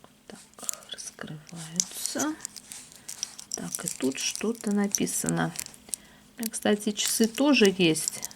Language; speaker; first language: Russian; native; Russian